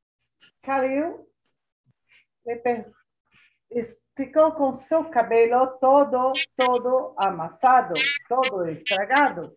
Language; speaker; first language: Spanish; non-native, learner; Portuguese